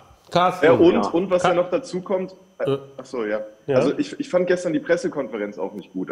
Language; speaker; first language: German; native; German